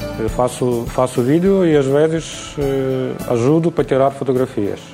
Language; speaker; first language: Portuguese; non-native, learner; Ukrainian